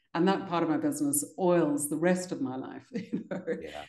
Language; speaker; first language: English; native; English